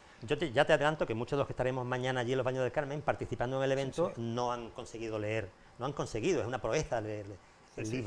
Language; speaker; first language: Spanish; native; Spanish